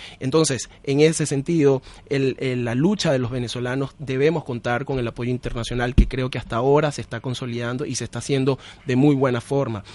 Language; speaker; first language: Spanish; native; Spanish